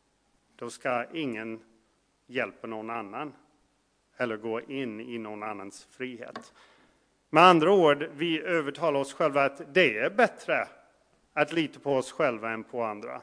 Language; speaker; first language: Swedish; non-native, fluent; English